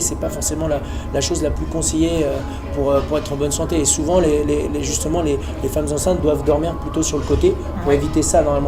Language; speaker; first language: French; native; French